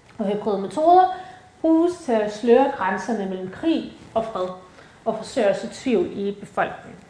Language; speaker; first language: Danish; early bilingual, other home language; Ukrainian